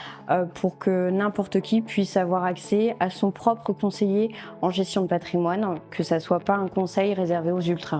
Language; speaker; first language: French; native; French